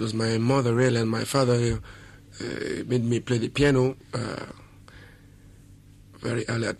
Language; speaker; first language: English; non-native, local second language; Yoruba